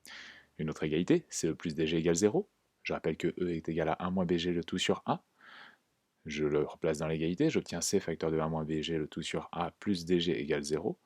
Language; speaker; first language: French; native; French